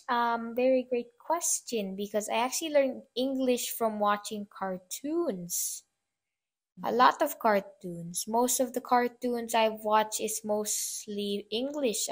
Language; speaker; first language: English; non-native, local second language; Filipino